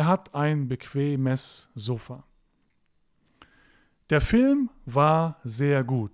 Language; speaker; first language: German; non-native, fluent; Turkish